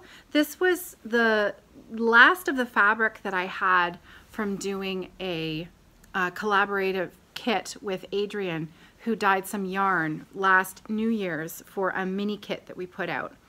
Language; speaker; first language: English; native; English